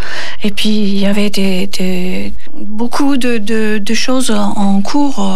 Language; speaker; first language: French; non-native, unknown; Turkish